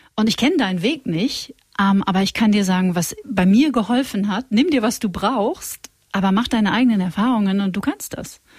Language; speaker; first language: German; native; German